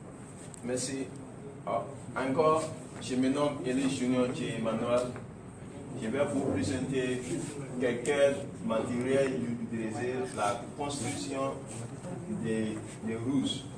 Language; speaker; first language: French; non-native, learner; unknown